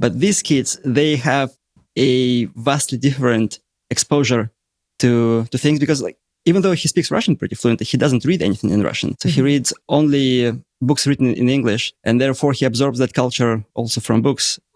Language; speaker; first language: English; non-native, fluent; Russian